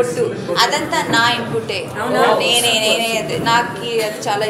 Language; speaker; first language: Telugu; non-native, learner; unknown